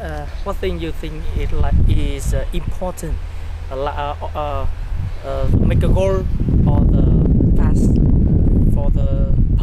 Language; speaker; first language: English; non-native, learner; Vietnamese